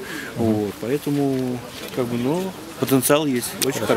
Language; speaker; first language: Russian; native; Russian